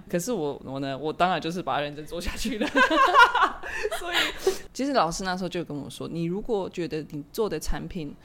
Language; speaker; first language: Chinese; non-native, fluent; German